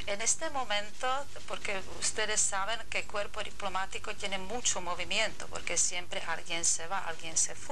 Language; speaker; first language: Spanish; non-native, learner; Czech